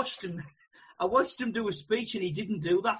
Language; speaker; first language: English; native; English